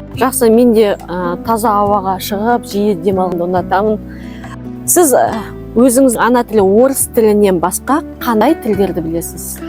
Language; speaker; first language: Kazakh; native; Kazakh